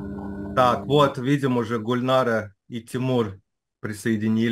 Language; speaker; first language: Russian; native; Russian